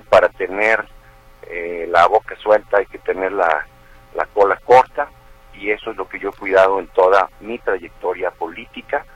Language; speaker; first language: Spanish; native; Spanish